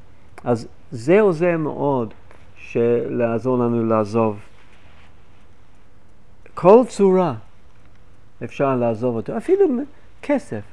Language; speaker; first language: Hebrew; non-native, fluent; English